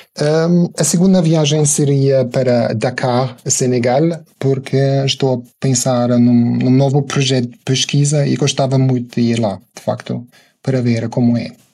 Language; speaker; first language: Portuguese; non-native, fluent; German